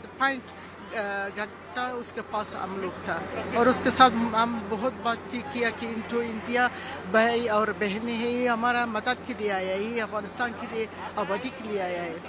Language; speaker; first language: Hindi; non-native, learner; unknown